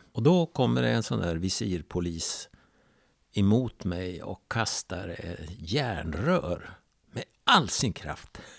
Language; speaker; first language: Swedish; native; Swedish